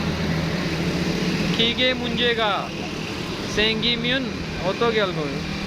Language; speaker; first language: Korean; non-native, fluent; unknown